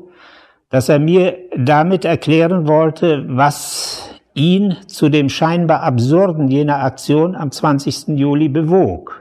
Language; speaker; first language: German; native; German